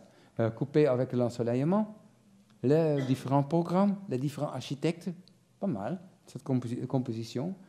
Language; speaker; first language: French; non-native, fluent; Dutch